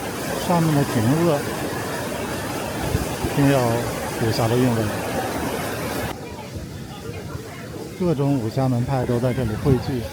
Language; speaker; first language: Chinese; native; Chinese